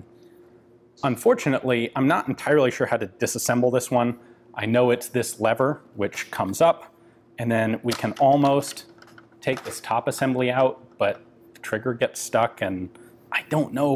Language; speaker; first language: English; native; English